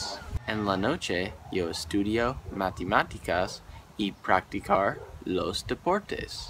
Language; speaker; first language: Spanish; non-native, learner; English